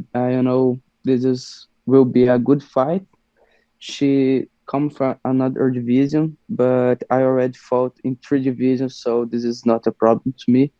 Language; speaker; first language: English; non-native, learner; Portuguese